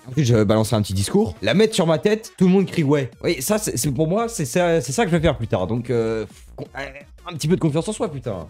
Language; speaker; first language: French; native; French